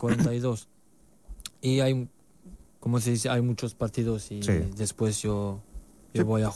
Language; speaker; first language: Spanish; non-native, learner; French